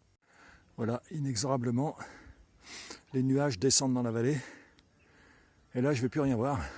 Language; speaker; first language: French; native; French